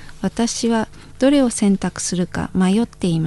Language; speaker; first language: Japanese; non-native, learner; Indonesian